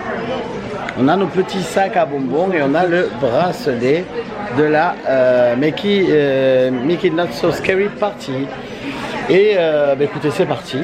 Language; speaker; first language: French; native; French